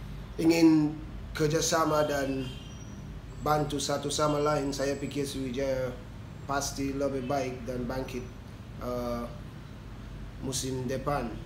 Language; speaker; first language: Indonesian; non-native, fluent; English